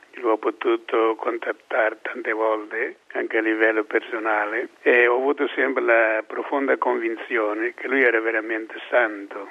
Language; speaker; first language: Italian; non-native, fluent; Portuguese